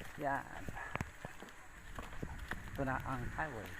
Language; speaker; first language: Filipino; non-native, local second language; Bikol